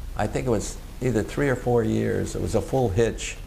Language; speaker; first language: English; native; English